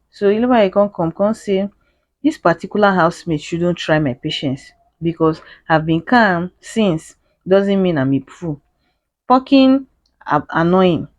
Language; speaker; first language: Nigerian Pidgin; native; Nigerian Pidgin